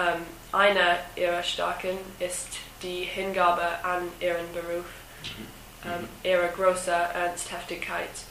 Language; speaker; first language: German; non-native, learner; English